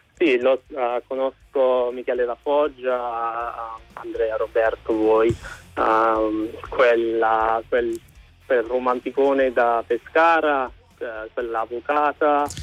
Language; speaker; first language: Italian; non-native, learner; English